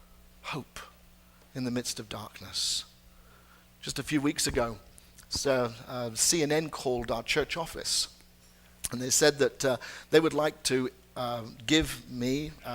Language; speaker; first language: English; native; English